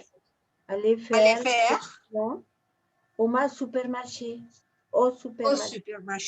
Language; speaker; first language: French; non-native, learner; Spanish